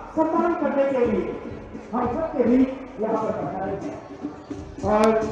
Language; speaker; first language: Hindi; native; Hindi